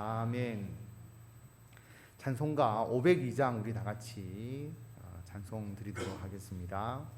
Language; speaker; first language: Korean; native; Korean